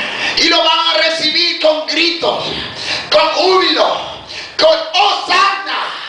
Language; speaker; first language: Spanish; native; Spanish